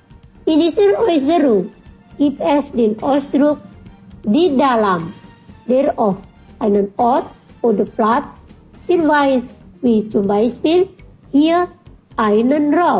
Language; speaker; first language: German; non-native, fluent; Indonesian